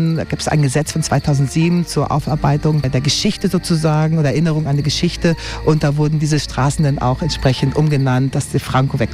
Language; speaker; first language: German; native; German